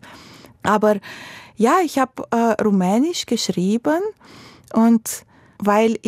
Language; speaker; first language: German; non-native, local second language; Romanian